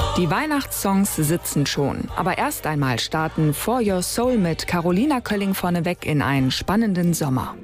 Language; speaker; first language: German; native; German